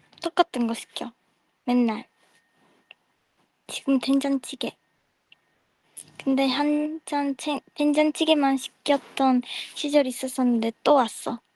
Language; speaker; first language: Korean; non-native, fluent; Japanese